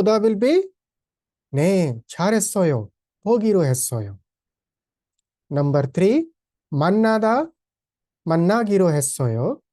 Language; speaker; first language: Korean; non-native, fluent; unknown